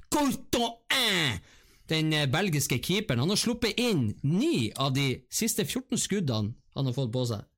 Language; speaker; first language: Norwegian; native; Norwegian